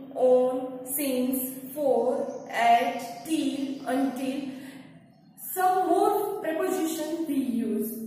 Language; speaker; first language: English; non-native, local second language; Gujarati